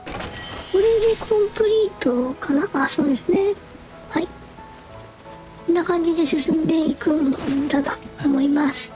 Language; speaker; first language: Japanese; native; Japanese